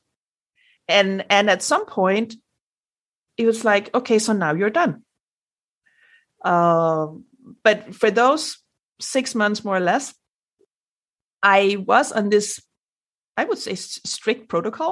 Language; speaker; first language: English; non-native, fluent; Danish